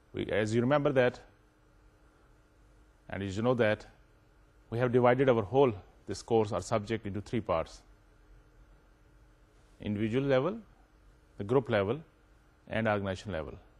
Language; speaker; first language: English; non-native, local second language; Urdu